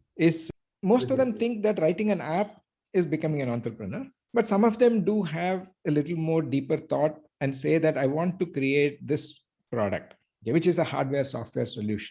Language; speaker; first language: English; non-native, local second language; Tamil